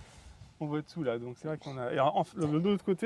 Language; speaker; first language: French; native; French